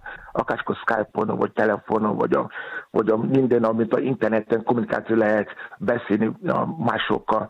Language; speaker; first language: Hungarian; non-native, learner; Yoruba